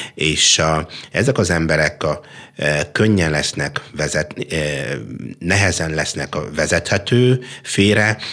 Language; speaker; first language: Hungarian; non-native, fluent; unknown